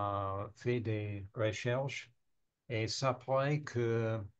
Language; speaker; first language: French; non-native, learner; English